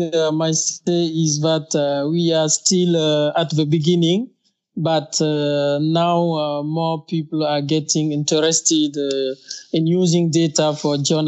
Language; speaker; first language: English; non-native, fluent; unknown